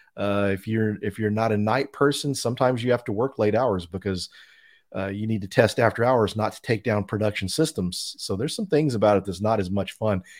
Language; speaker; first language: English; native; English